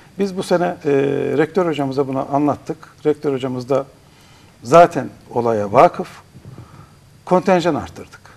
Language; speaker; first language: Turkish; native; Turkish